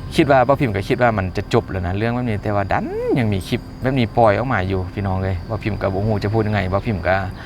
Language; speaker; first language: Thai; native; Thai